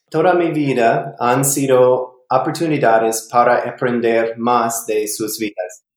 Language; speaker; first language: Spanish; non-native, learner; English